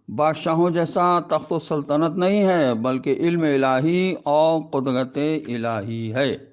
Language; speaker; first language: Urdu; native; Urdu